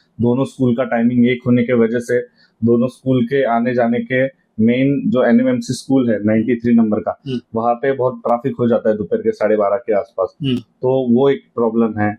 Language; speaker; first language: Hindi; non-native, local second language; Marathi